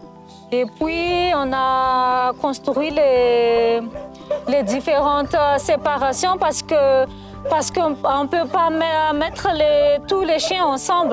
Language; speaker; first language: French; non-native, local second language; Malagasy